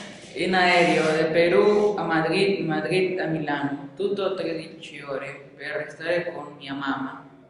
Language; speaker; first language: Italian; non-native, learner; Spanish